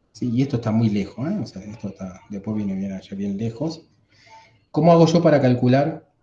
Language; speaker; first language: Spanish; native; Spanish